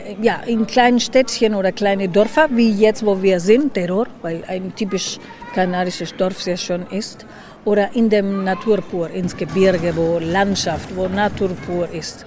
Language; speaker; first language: German; non-native, learner; Spanish